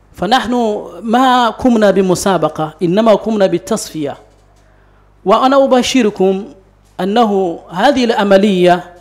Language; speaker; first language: Arabic; non-native, fluent; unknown